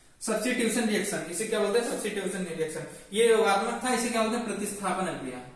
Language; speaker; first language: Hindi; native; Hindi